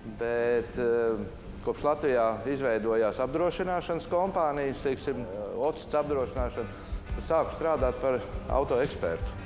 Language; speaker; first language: Latvian; native; Latvian